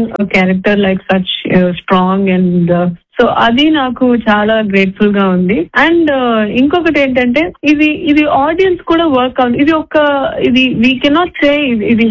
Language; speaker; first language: Telugu; non-native, fluent; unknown